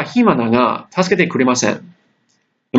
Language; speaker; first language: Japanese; non-native, fluent; English